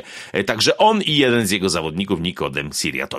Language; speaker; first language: Polish; native; Polish